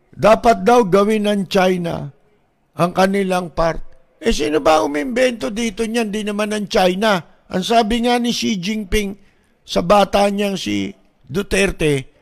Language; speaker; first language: Filipino; native; Filipino